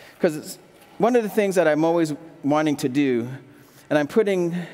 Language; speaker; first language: English; native; English